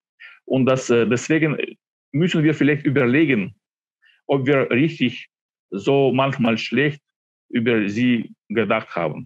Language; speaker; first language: German; non-native, fluent; Ukrainian